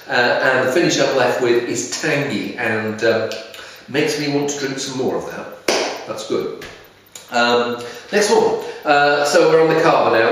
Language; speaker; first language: English; native; English